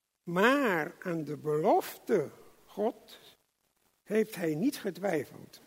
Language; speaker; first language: Dutch; non-native, local second language; English